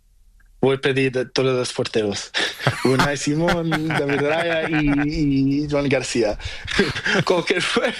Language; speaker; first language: Spanish; non-native, learner; Portuguese